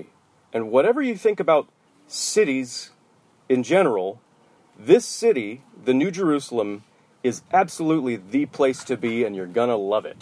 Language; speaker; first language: English; native; English